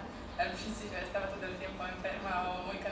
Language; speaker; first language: Spanish; non-native, learner; Polish